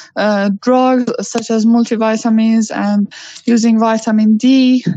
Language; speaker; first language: English; non-native, learner; Persian